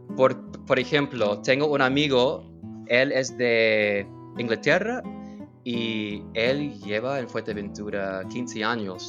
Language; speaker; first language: Spanish; non-native, learner; English